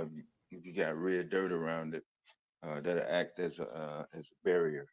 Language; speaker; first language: English; native; English